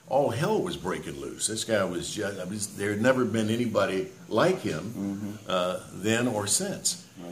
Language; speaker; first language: English; native; English